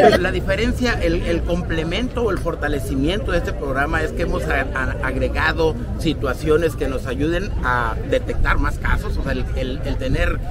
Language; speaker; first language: Spanish; native; Spanish